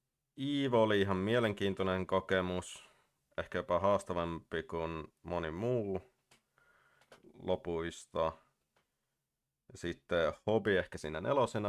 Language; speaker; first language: Finnish; native; Finnish